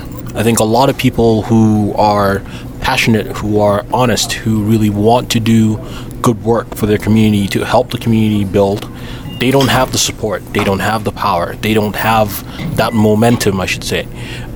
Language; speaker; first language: English; non-native, local second language; Igbo